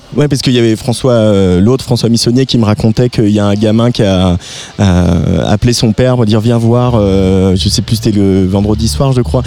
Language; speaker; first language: French; native; French